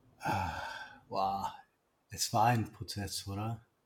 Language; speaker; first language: German; non-native, learner; Swedish